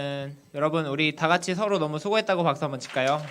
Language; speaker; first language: Korean; native; Korean